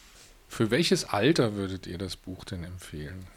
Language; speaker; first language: German; native; German